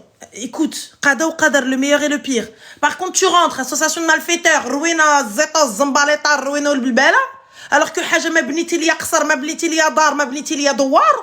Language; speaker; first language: French; early bilingual, other home language; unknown